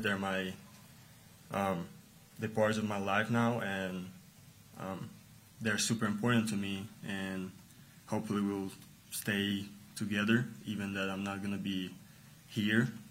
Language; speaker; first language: English; non-native, fluent; Russian